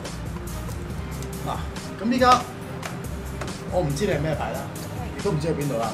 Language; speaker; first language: Cantonese; native; Cantonese